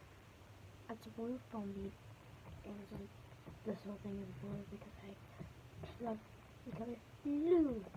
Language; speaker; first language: English; native; English